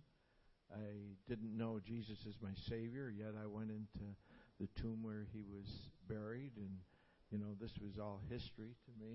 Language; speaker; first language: English; native; English